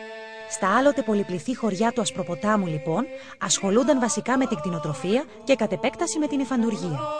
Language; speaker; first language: Greek; native; Greek